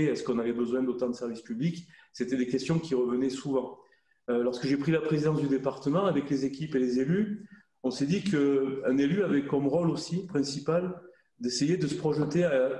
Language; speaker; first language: French; native; French